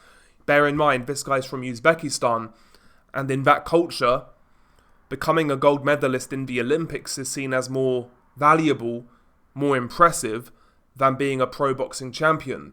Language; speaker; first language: English; native; English